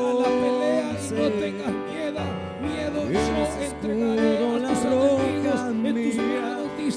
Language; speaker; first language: Spanish; native; Spanish